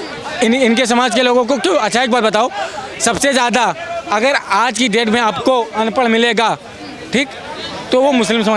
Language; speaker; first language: Hindi; native; Hindi